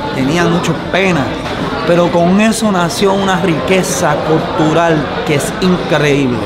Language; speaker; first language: Spanish; early bilingual, heritage; Spanish